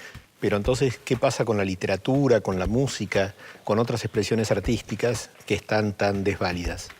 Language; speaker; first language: Spanish; native; Spanish